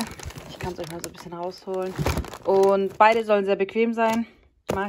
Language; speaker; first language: German; early bilingual, other home language; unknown